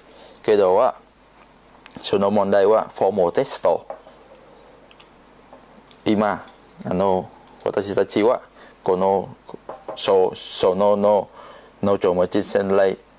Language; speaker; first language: Japanese; non-native, learner; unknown